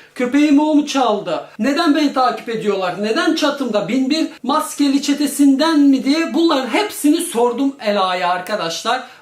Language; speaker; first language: Turkish; early bilingual, heritage; Turkish